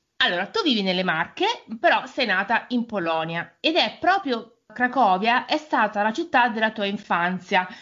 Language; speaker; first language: Italian; native; Italian